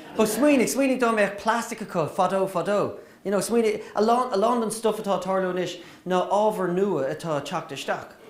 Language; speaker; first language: Irish; native; Irish